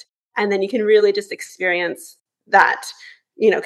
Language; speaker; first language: English; native; English